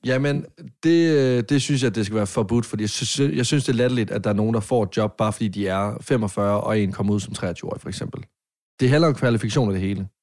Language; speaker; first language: Danish; native; Danish